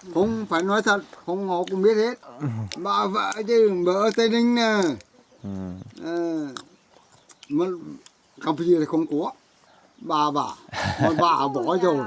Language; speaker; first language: Vietnamese; native; Vietnamese